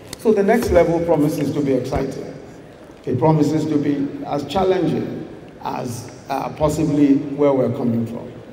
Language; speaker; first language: English; non-native, local second language; Yoruba